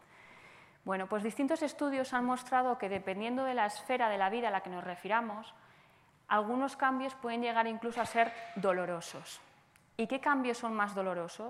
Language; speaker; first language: Spanish; native; Spanish